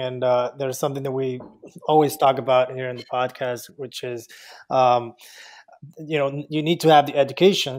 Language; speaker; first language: English; non-native, fluent; Spanish